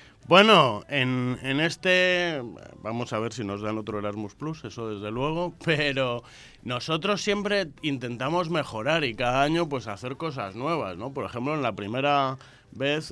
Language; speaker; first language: Spanish; native; Spanish